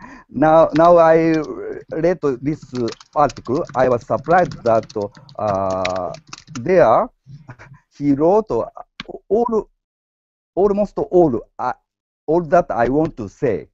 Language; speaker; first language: English; non-native, learner; Japanese